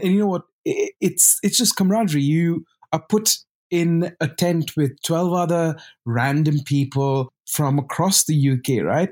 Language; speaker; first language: English; non-native, local second language; Tamil